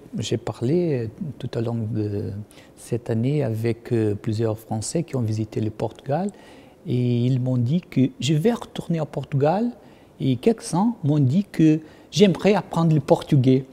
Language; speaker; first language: French; non-native, fluent; Portuguese